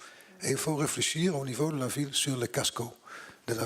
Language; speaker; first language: French; non-native, learner; Dutch